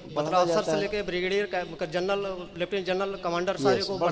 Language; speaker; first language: Hindi; native; Hindi